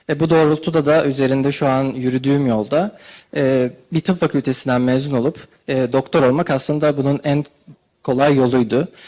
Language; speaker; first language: Turkish; native; Turkish